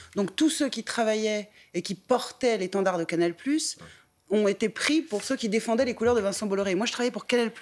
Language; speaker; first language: French; native; French